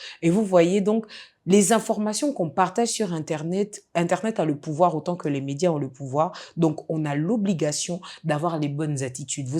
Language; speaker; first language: French; native; French